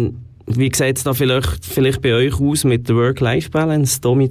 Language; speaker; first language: German; native; German